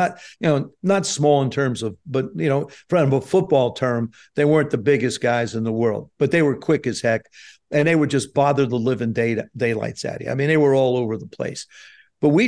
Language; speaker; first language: English; native; English